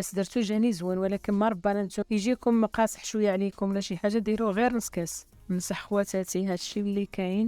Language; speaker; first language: Arabic; native; Arabic